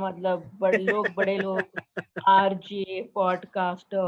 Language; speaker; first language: Hindi; native; Hindi